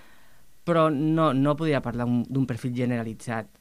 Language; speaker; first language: Catalan; native; Catalan